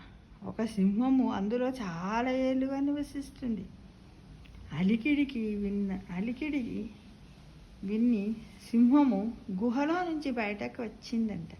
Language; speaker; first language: Telugu; native; Telugu